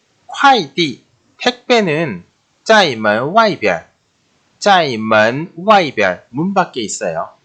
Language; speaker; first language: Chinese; non-native, fluent; Korean